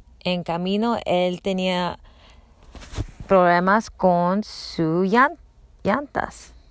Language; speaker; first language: Spanish; non-native, learner; English